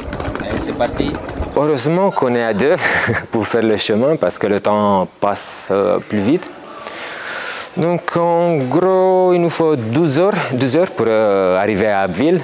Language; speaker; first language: French; non-native, fluent; Romanian